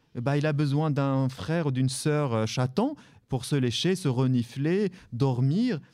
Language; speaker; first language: French; non-native, local second language; Arabic